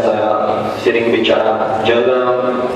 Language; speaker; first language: Indonesian; non-native, fluent; Portuguese